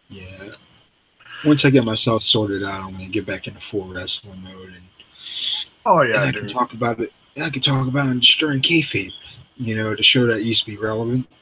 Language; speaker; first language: English; native; English